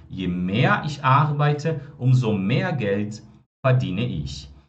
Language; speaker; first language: German; non-native, fluent; Portuguese